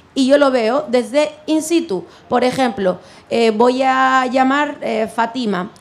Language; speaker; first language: Spanish; non-native, fluent; Arabic